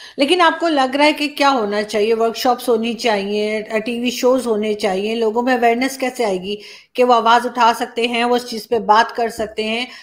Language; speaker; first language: Urdu; native; Urdu